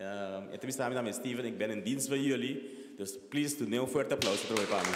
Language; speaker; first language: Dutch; non-native, local second language; Papiamento